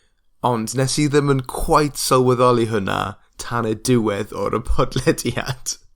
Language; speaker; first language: Welsh; non-native, local second language; English